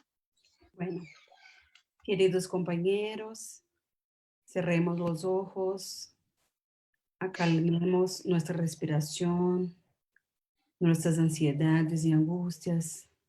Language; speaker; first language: Spanish; non-native, fluent; Portuguese